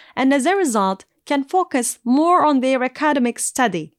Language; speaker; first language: English; non-native, fluent; Turkish